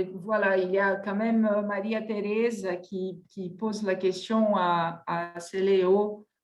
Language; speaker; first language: French; non-native, fluent; Portuguese